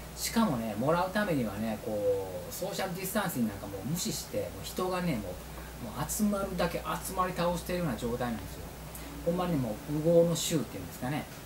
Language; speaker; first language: Japanese; native; Japanese